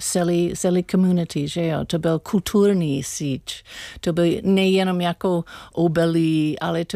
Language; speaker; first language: Czech; non-native, learner; English